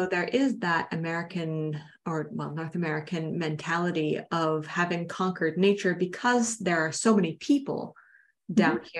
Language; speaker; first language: English; native; English